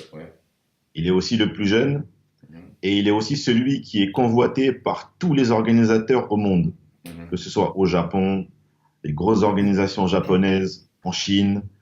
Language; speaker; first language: French; native; French